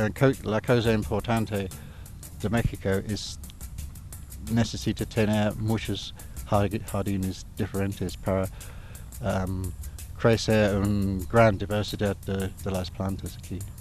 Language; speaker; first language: Spanish; non-native, learner; English